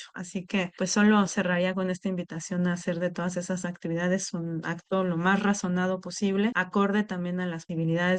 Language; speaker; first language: Spanish; native; Spanish